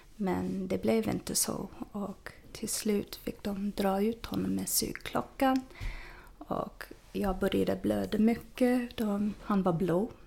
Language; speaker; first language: Swedish; non-native, fluent; English